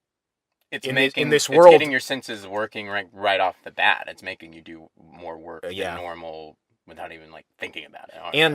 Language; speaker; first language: English; native; English